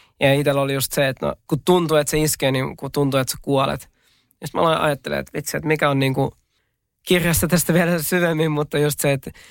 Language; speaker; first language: Finnish; native; Finnish